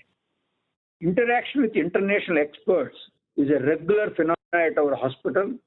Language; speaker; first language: English; non-native, local second language; Telugu